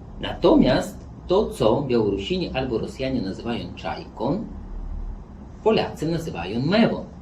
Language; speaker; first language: Polish; non-native, fluent; Belarusian